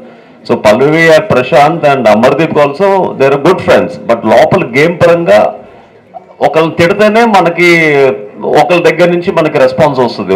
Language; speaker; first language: Telugu; native; Telugu